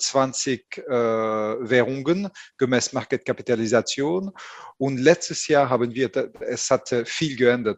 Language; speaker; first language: German; non-native, fluent; French